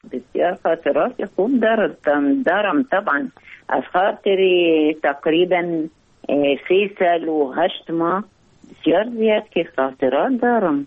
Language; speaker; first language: Persian; non-native, fluent; Arabic